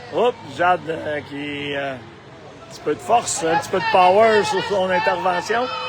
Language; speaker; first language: French; native; French